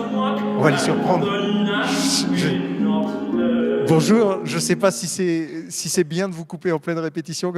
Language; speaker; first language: French; native; French